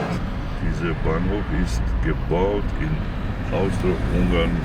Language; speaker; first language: German; non-native, fluent; Albanian